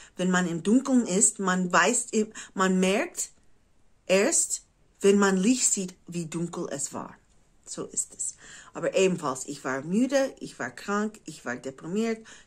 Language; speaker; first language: German; non-native, fluent; English